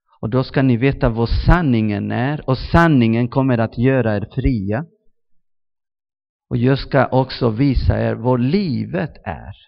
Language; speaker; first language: Swedish; non-native, fluent; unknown